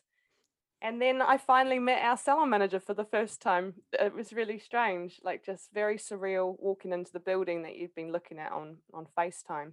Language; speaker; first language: English; native; English